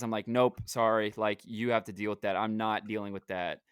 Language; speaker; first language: English; native; English